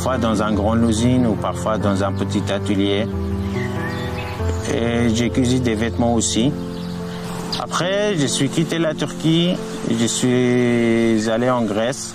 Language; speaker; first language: French; non-native, learner; Arabic